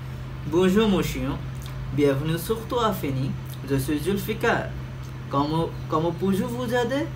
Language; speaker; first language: French; non-native, learner; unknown